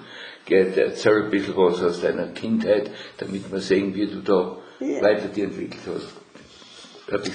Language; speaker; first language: German; native; German